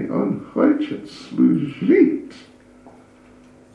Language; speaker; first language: Russian; non-native, learner; English